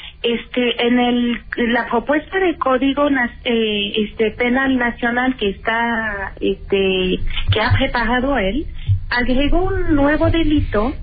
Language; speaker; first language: Spanish; native; Spanish